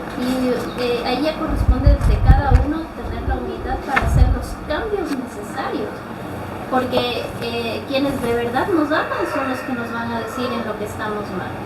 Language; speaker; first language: Spanish; native; Spanish